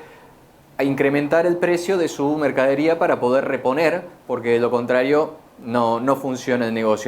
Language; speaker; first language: Spanish; native; Spanish